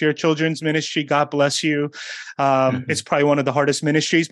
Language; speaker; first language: English; early bilingual, other home language; Korean